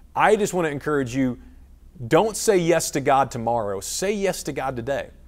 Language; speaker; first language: English; native; English